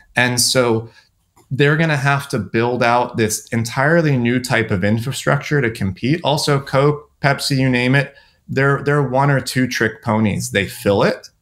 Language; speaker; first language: English; native; English